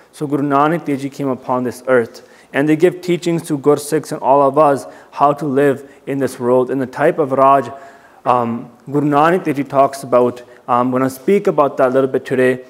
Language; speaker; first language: English; native; English